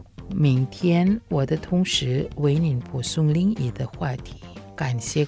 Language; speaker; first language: Chinese; non-native, fluent; Indonesian